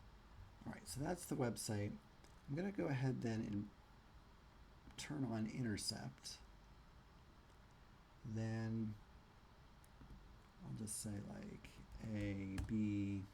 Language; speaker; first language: English; native; English